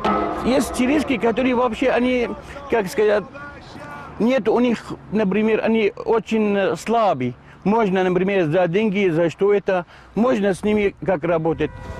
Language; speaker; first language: Russian; non-native, learner; Arabic